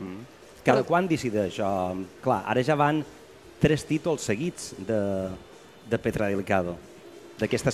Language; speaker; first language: Catalan; native; Catalan